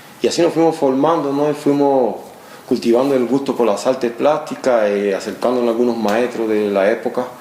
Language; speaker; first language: Spanish; native; Spanish